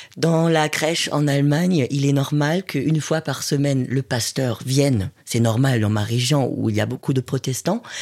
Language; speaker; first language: French; non-native, fluent; German